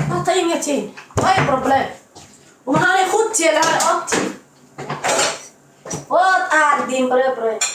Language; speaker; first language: Swedish; non-native, learner; Somali